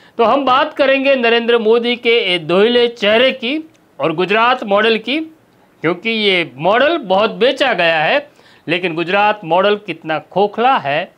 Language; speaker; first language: Hindi; non-native, local second language; Gujarati